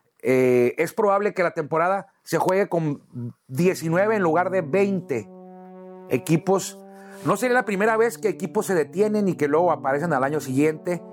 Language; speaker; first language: Spanish; native; Spanish